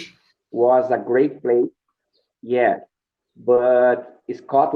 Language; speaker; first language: English; non-native, learner; Portuguese